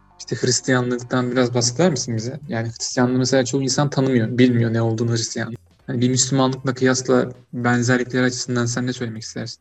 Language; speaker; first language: Turkish; native; Turkish